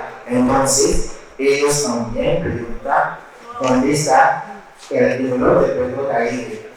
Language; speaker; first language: Spanish; non-native, learner; Haitian Creole